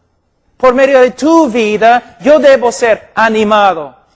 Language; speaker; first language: Spanish; non-native, fluent; English